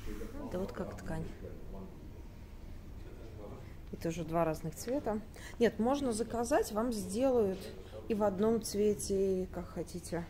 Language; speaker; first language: Russian; native; Russian